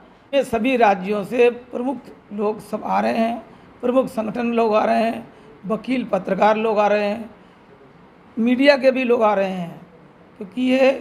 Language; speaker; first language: Hindi; native; Hindi